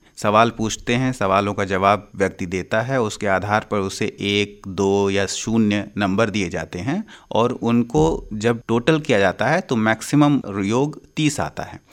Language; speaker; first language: Hindi; native; Hindi